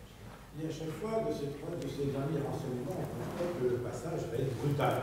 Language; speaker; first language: French; native; French